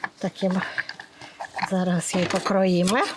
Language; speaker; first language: Polish; non-native, fluent; Ukrainian